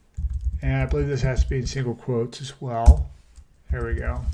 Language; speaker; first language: English; native; English